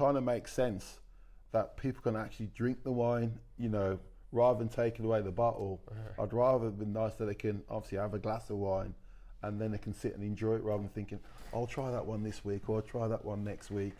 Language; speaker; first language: English; native; English